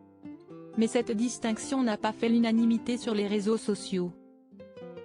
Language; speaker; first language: French; native; French